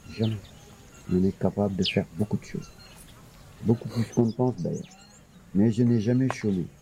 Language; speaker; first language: French; non-native, local second language; Wolof